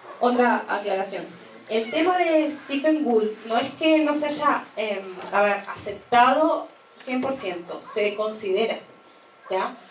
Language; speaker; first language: Spanish; native; Spanish